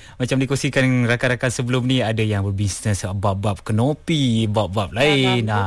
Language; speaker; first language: Malay; non-native, local second language; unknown